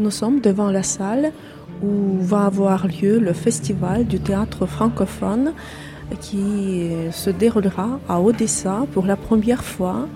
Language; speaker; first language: French; non-native, fluent; Russian